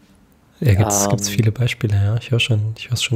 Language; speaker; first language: German; native; German